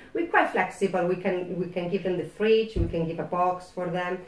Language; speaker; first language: English; non-native, fluent; Spanish